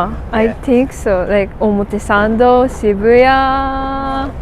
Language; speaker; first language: English; non-native, learner; Japanese